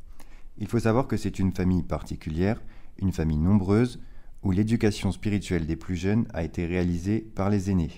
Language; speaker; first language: French; native; French